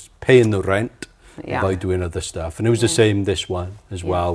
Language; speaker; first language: English; native; English